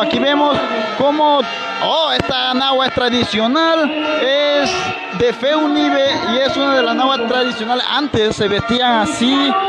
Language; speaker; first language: Spanish; non-native, local second language; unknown